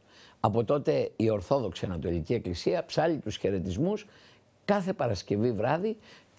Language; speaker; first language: Greek; native; Greek